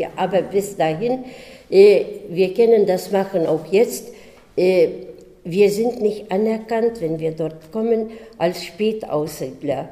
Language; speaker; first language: German; early bilingual, heritage; German